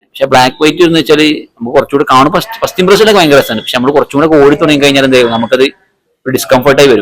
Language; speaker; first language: Malayalam; native; Malayalam